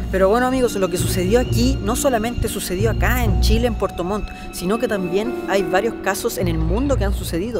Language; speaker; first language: Spanish; native; Spanish